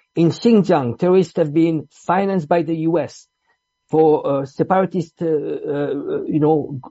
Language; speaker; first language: English; non-native, fluent; Italian